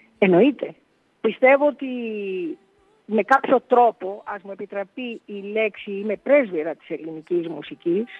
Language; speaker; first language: Greek; early bilingual, heritage; Greek